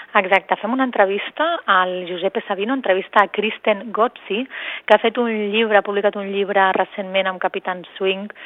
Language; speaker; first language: Catalan; native; Catalan